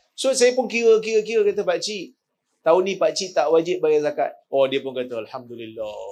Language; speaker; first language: Malay; native; Malay